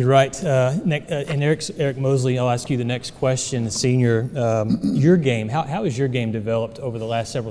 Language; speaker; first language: English; native; English